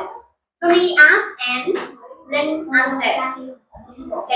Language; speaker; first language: English; non-native, fluent; Vietnamese